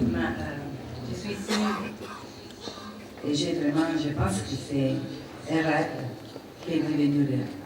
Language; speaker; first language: French; non-native, learner; Italian